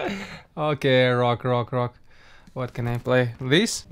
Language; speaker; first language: English; non-native, learner; Russian